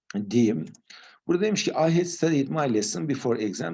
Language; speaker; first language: English; non-native, fluent; Turkish